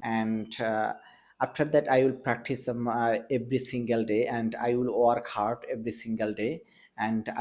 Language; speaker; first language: English; non-native, learner; Bangla